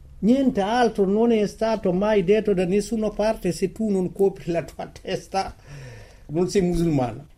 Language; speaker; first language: Italian; non-native, fluent; Wolof